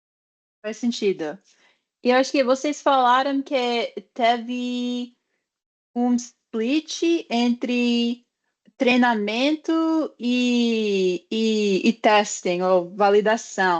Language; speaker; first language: Portuguese; non-native, fluent; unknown